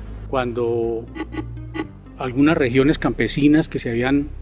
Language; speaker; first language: Spanish; native; Spanish